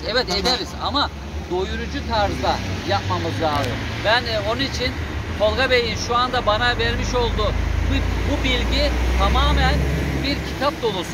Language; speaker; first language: Turkish; native; Turkish